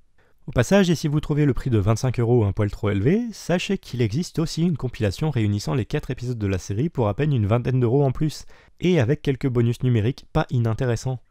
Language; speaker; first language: French; native; French